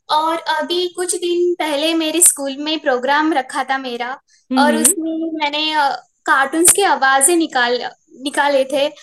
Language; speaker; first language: Hindi; non-native, local second language; Marathi